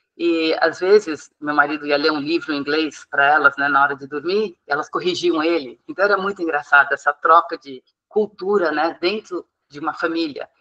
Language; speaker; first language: Portuguese; non-native, fluent; English